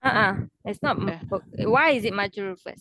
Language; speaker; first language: English; non-native, local second language; Malay